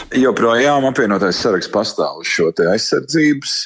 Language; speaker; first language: Latvian; native; Latvian